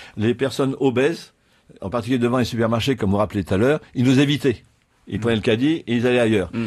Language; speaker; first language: French; native; French